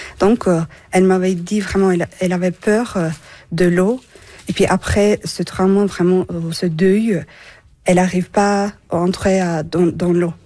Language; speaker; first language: French; non-native, learner; Turkish